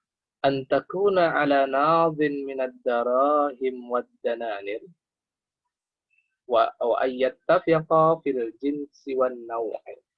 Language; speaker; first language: Arabic; non-native, fluent; Indonesian